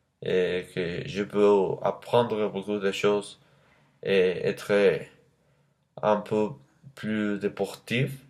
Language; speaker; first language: French; non-native, learner; Spanish